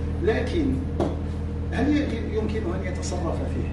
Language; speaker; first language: Arabic; native; Arabic